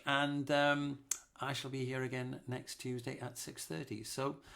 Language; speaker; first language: English; native; English